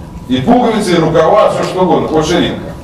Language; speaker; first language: Russian; native; Russian